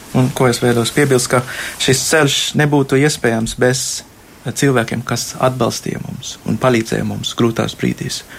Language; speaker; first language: Latvian; non-native, fluent; Sinhala